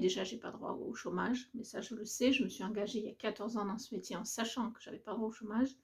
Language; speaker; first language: French; native; French